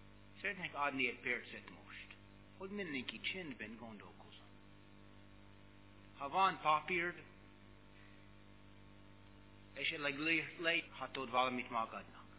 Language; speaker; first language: Hungarian; non-native, learner; English